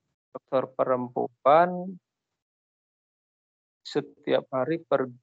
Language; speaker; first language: Indonesian; native; Indonesian